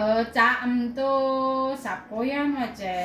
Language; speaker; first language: Cantonese; non-native, learner; Indonesian